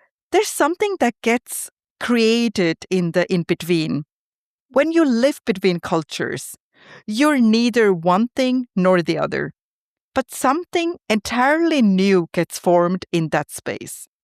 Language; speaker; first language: English; non-native, fluent; Tamil